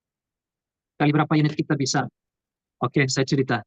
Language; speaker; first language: Indonesian; non-native, learner; Portuguese